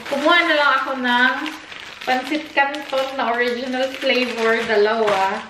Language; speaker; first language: Filipino; non-native, local second language; Cebuano